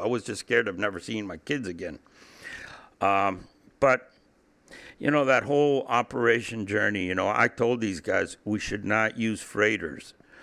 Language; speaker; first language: English; early bilingual, other home language; Spanish